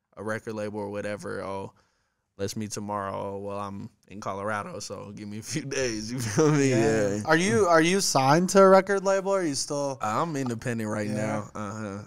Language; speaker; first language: English; native; English